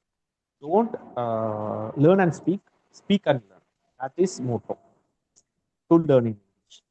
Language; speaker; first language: English; non-native, learner; Tamil